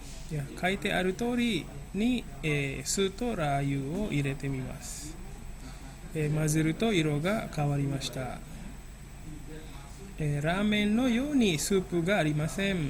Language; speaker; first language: Japanese; non-native, fluent; Indonesian